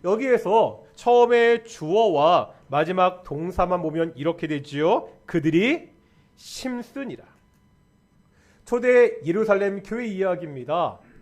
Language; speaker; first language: Korean; native; Korean